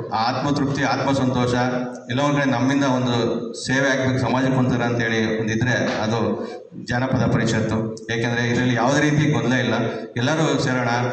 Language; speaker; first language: Kannada; native; Kannada